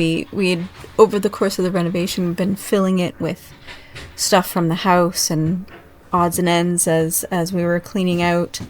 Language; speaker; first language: English; native; English